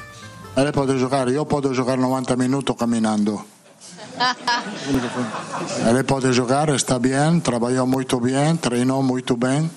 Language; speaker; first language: Portuguese; non-native, fluent; Italian